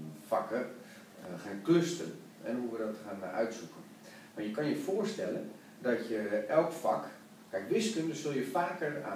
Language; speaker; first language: Dutch; native; Dutch